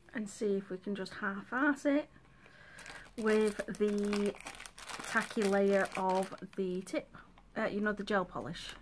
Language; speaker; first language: English; native; English